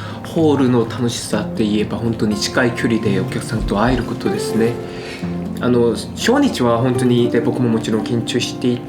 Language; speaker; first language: Japanese; non-native, fluent; Korean